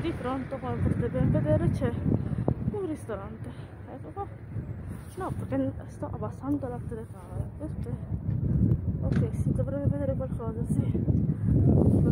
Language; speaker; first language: Italian; native; Italian